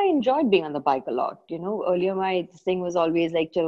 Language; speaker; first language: English; non-native, local second language; Malayalam